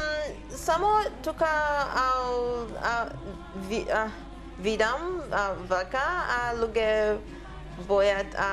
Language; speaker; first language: Macedonian; non-native, learner; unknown